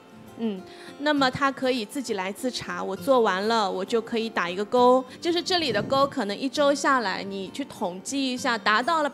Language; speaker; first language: Chinese; native; Chinese